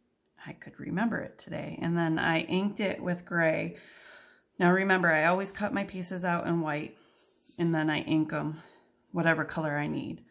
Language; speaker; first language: English; native; English